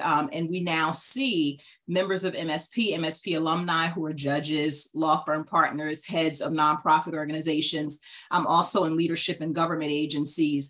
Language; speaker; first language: English; native; English